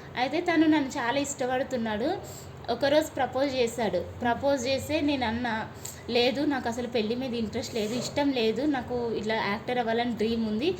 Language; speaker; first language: Telugu; native; Telugu